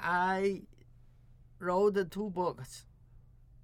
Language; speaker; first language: English; non-native, learner; Chinese